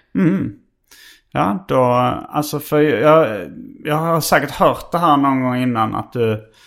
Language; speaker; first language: Swedish; native; Swedish